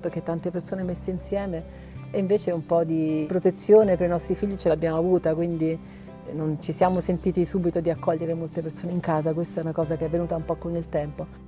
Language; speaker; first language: Italian; native; Italian